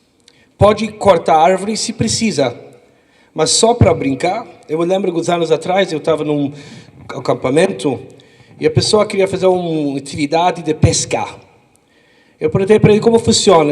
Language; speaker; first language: Portuguese; non-native, fluent; English